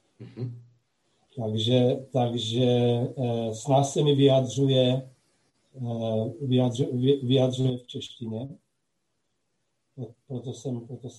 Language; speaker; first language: Czech; non-native, local second language; Slovak